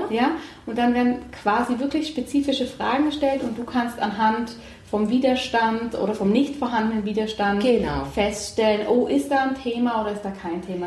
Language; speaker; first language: German; native; German